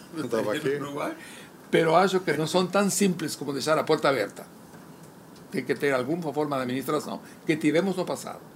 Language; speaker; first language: Spanish; native; Spanish